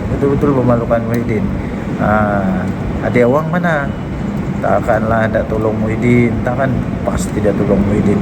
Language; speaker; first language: Malay; native; Malay